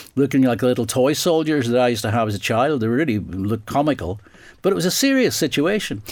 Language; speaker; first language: English; native; English